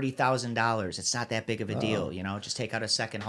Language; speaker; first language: English; native; English